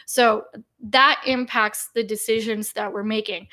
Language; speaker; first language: English; native; English